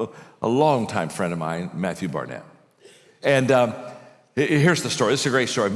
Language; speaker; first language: English; native; English